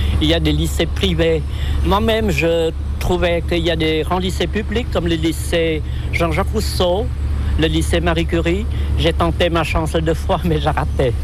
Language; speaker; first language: French; non-native, local second language; Vietnamese